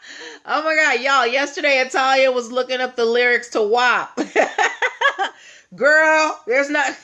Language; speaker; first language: English; native; English